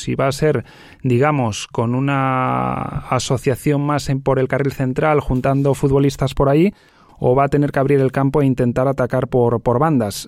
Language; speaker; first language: Spanish; native; Spanish